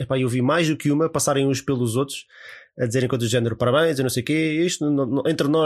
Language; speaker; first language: Portuguese; native; Portuguese